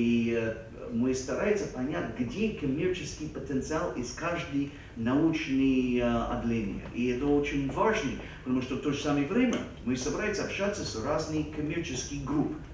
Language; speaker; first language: Russian; non-native, fluent; English